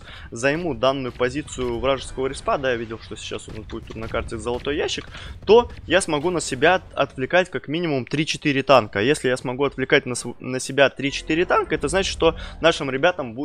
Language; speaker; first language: Russian; native; Russian